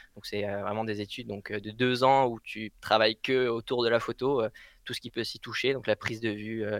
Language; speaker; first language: French; native; French